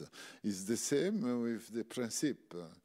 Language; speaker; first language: English; non-native, learner; French